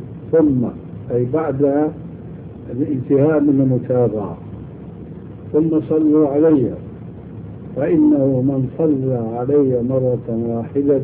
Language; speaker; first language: Arabic; early bilingual, other home language; Albanian